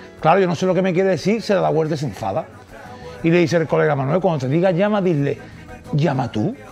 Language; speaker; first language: Spanish; native; Spanish